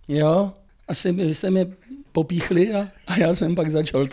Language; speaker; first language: Czech; native; Czech